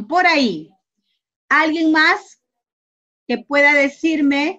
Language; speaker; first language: Spanish; native; Spanish